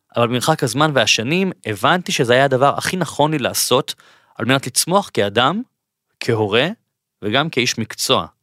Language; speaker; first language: Hebrew; native; Hebrew